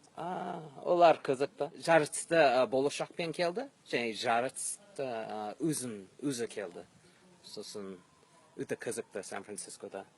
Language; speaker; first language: Kazakh; non-native, learner; English